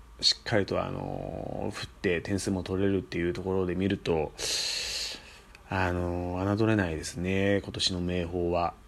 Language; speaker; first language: Japanese; native; Japanese